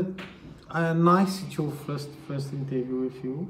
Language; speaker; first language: English; non-native, learner; Portuguese